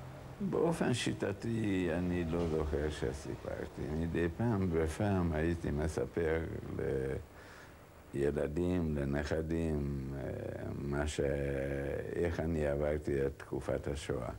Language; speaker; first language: Hebrew; non-native, fluent; Hungarian